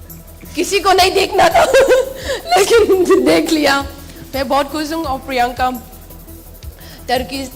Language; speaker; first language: Hindi; non-native, local second language; Manipuri